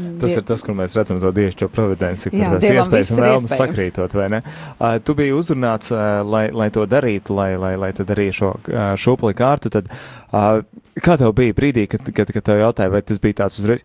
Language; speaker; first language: Latvian; native; Latvian